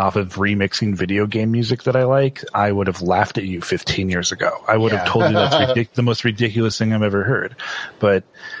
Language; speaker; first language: English; native; English